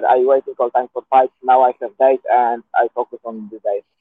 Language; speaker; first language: English; non-native, learner; Polish